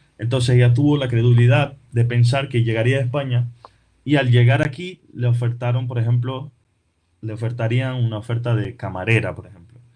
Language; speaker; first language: Spanish; early bilingual, other home language; Portuguese